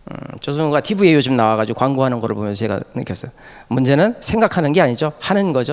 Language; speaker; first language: Korean; native; Korean